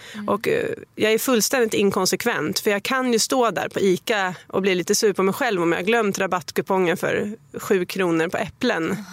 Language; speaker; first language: Swedish; native; Swedish